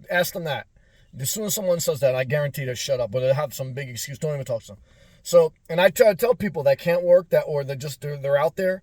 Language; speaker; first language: English; native; English